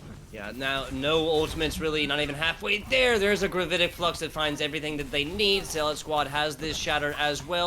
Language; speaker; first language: English; native; English